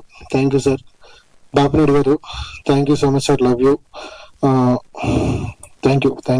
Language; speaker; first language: Telugu; native; Telugu